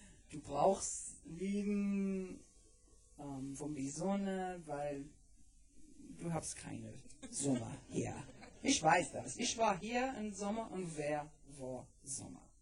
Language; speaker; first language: German; non-native, learner; English